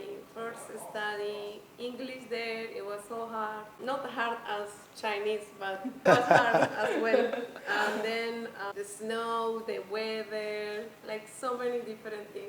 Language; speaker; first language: English; non-native, fluent; Spanish